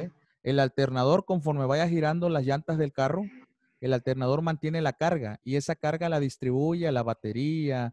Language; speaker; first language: Spanish; native; Spanish